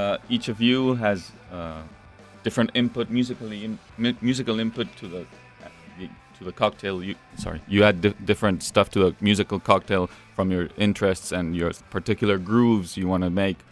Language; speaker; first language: English; non-native, fluent; Spanish